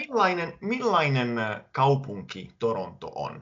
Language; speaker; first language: Finnish; non-native, learner; Italian